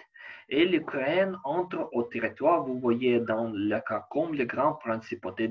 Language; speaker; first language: French; non-native, learner; Ukrainian